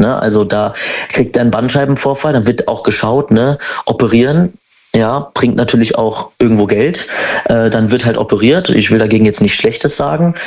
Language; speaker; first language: German; native; German